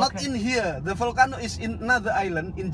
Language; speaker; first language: English; non-native, learner; Balinese